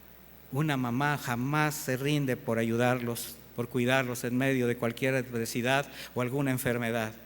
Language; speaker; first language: Spanish; native; Spanish